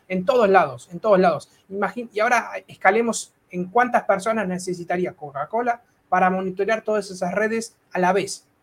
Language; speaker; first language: Spanish; native; Spanish